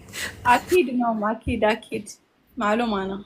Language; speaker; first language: Arabic; non-native, learner; Amharic